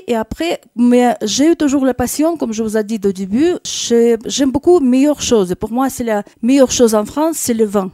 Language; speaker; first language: French; non-native, fluent; Russian